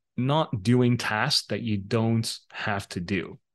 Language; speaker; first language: English; non-native, fluent; Dutch